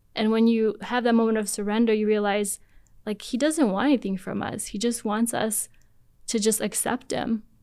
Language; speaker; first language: English; early bilingual, other home language; Polish